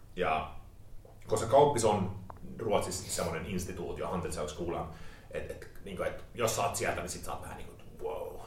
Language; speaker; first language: Finnish; early bilingual, heritage; Finnish